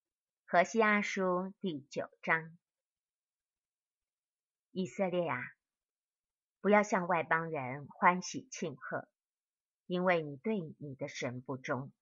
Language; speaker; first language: Chinese; native; Chinese